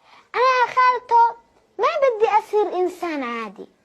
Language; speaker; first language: Arabic; native; Arabic